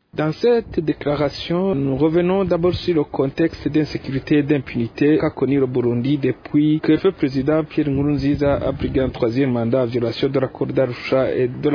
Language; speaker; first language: French; non-native, local second language; Rundi